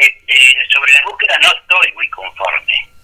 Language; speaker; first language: Spanish; native; Spanish